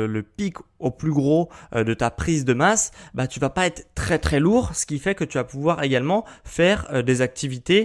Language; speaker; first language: French; native; French